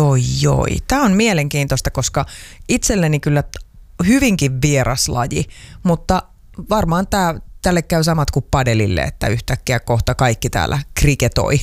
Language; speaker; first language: Finnish; native; Finnish